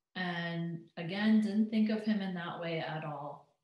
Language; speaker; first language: English; native; English